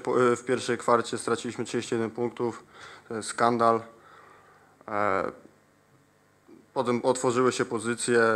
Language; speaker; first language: Polish; native; Polish